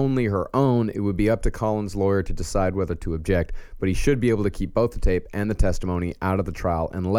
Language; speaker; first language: English; native; English